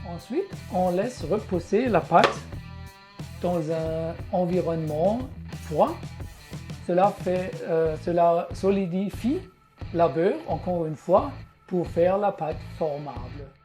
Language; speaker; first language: French; non-native, learner; German